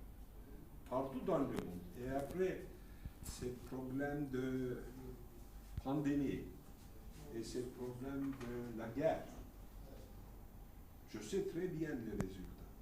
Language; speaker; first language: French; non-native, fluent; Turkish